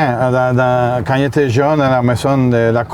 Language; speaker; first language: French; non-native, fluent; Spanish